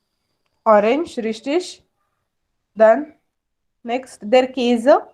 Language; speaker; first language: German; non-native, fluent; Hindi